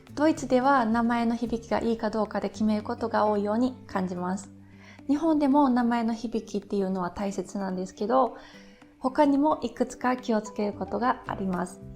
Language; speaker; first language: Japanese; native; Japanese